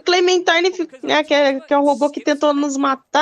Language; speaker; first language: Portuguese; native; Portuguese